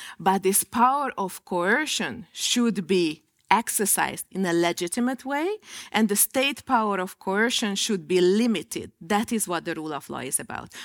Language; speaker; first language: English; non-native, fluent; Hungarian